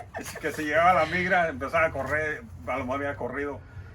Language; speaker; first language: Spanish; early bilingual, heritage; Spanish